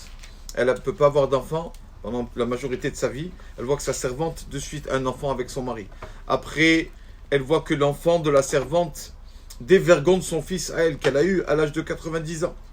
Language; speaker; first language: French; native; French